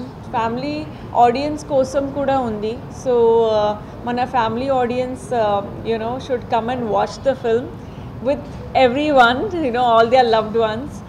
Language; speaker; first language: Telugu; non-native, fluent; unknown